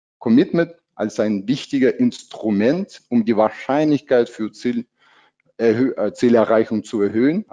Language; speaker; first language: German; non-native, fluent; Russian